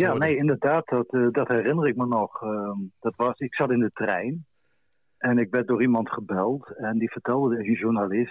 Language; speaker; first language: Dutch; native; Dutch